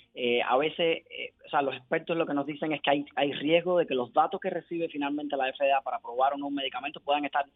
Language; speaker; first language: Spanish; native; Spanish